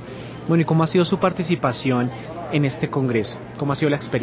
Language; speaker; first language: Spanish; native; Spanish